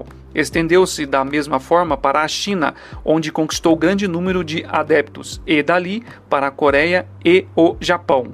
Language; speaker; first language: Portuguese; native; Portuguese